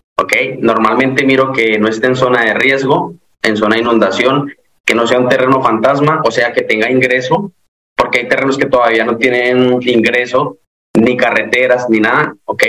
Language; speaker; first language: Spanish; native; Spanish